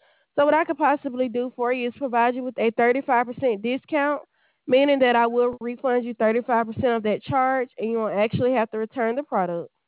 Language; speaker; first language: English; native; English